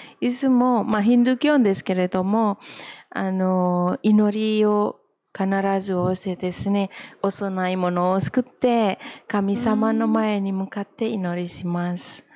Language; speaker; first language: Japanese; non-native, fluent; Indonesian